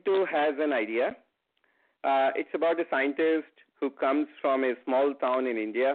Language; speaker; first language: English; non-native, local second language; Hindi